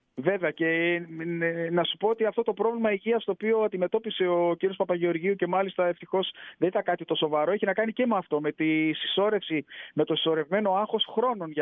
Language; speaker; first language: Greek; native; Greek